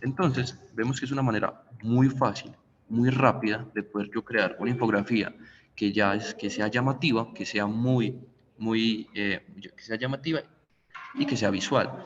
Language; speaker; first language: Spanish; native; Spanish